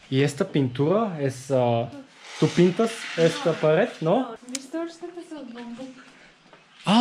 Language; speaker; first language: Spanish; non-native, learner; Bulgarian